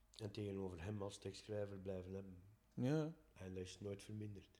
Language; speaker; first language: Dutch; native; Dutch